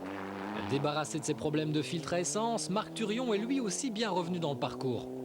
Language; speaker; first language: French; native; French